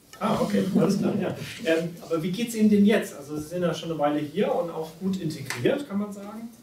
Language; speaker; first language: German; native; German